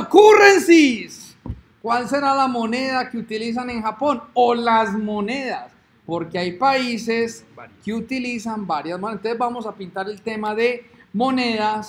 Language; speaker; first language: Spanish; native; Spanish